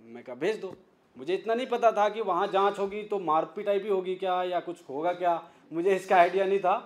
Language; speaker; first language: Hindi; native; Hindi